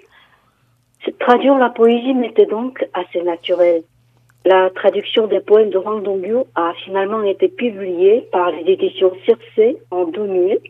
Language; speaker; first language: French; non-native, fluent; Korean